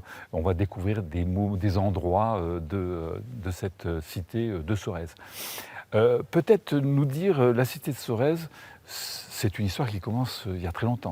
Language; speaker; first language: French; native; French